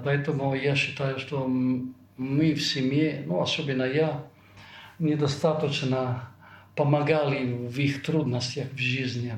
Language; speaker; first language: Russian; non-native, fluent; Italian